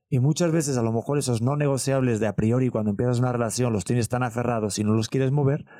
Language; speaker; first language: Spanish; native; Spanish